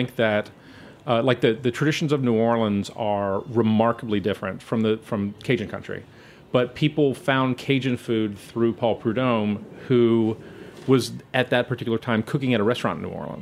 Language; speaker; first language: English; native; English